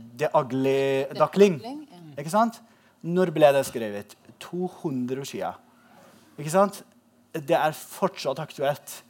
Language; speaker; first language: Norwegian; non-native, fluent; Persian